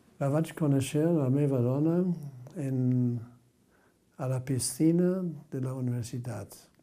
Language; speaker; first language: Catalan; non-native, fluent; German